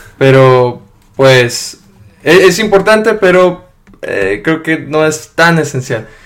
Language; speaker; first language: Spanish; early bilingual, heritage; Spanish